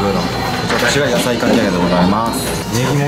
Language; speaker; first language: Japanese; native; Japanese